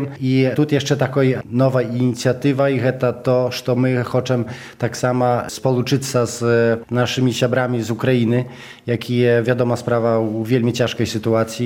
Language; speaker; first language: Polish; non-native, local second language; Belarusian